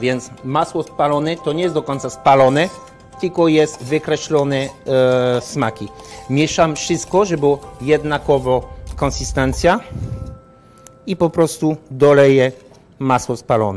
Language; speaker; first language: Polish; non-native, learner; French